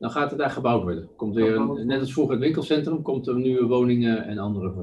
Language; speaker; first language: Dutch; native; Dutch